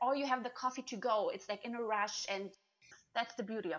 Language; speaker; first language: English; non-native, fluent; German